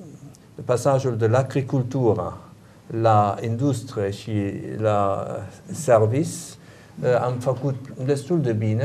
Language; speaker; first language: Romanian; non-native, learner; German